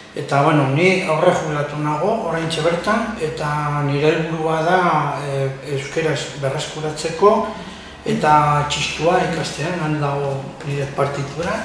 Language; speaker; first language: Basque; non-native, local second language; Spanish